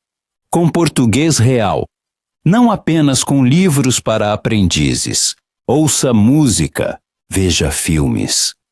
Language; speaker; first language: Portuguese; non-native, fluent; Polish